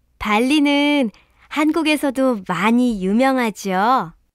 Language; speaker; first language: Korean; native; Korean